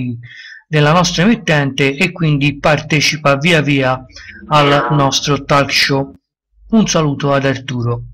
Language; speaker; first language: Italian; native; Italian